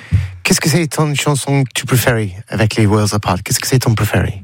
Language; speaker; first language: French; non-native, learner; English